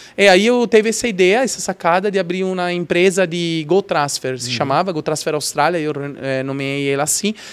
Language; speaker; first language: Portuguese; non-native, fluent; Italian